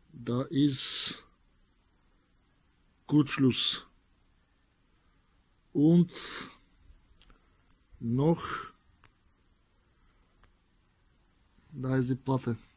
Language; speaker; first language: German; non-native, learner; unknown